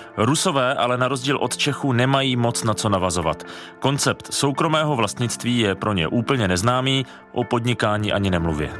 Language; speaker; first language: Czech; native; Czech